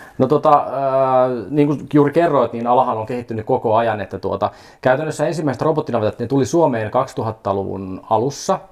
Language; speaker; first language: Finnish; native; Finnish